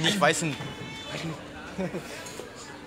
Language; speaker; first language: German; non-native, learner; Spanish